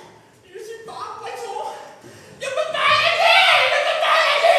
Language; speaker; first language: French; non-native, learner; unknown